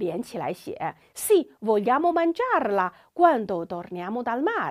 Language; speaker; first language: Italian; non-native, fluent; Chinese